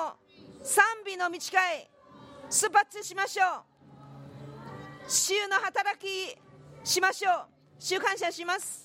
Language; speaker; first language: Japanese; non-native, fluent; Korean